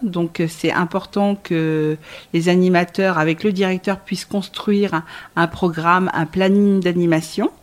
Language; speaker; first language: French; native; French